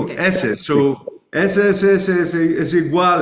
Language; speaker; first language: Spanish; non-native, learner; English